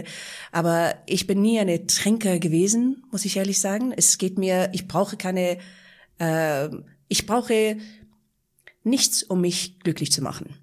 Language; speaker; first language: German; non-native, fluent; Persian